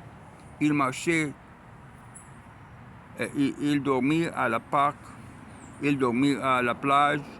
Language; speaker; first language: French; non-native, learner; Arabic